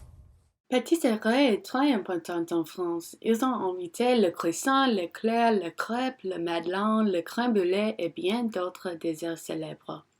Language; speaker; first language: French; non-native, learner; English